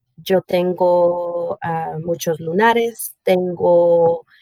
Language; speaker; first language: Spanish; early bilingual, heritage; Spanish